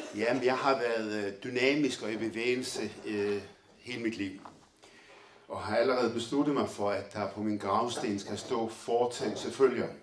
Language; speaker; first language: Danish; early bilingual, other home language; Arabic